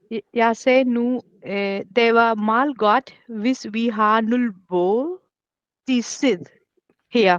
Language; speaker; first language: Danish; non-native, learner; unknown